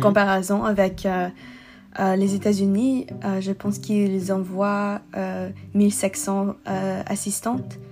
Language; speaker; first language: French; non-native, learner; English